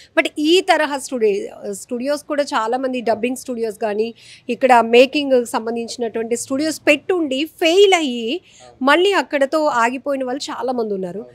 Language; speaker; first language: Telugu; native; Telugu